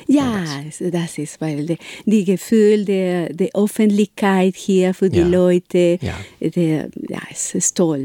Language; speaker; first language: German; non-native, learner; Spanish